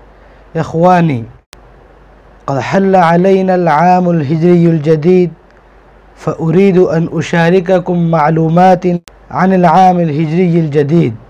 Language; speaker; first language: Arabic; non-native, fluent; Urdu